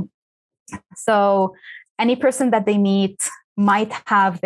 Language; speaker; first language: English; non-native, fluent; Arabic